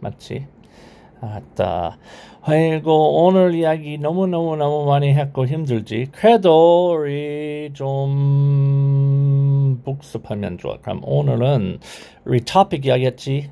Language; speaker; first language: Korean; non-native, learner; English